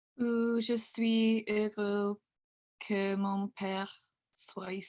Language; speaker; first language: French; non-native, learner; English